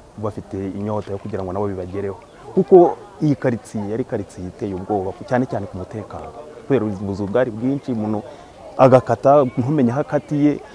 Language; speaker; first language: Kinyarwanda; native; Kinyarwanda